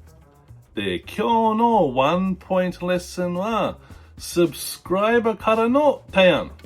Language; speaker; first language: Japanese; non-native, fluent; English